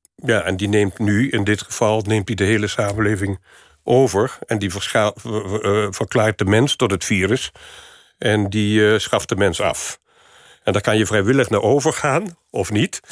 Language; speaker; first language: Dutch; native; Dutch